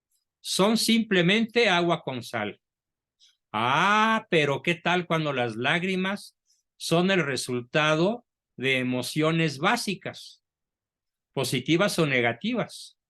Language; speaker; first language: Spanish; native; Spanish